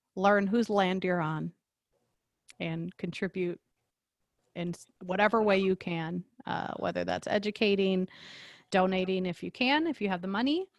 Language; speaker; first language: English; early bilingual, other home language; Spanish